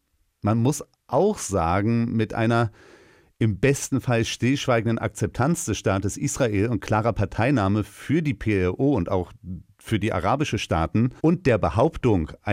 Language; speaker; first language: German; native; German